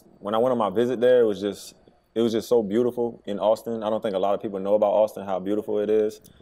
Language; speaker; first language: English; native; English